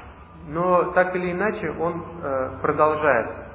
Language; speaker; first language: Russian; native; Russian